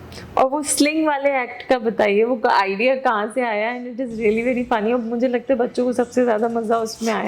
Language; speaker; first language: Hindi; native; Hindi